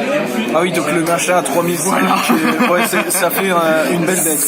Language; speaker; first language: French; native; French